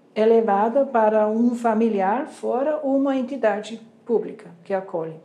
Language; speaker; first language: Portuguese; non-native, fluent; German